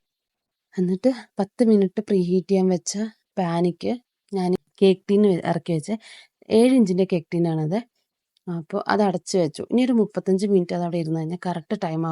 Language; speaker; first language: Malayalam; native; Malayalam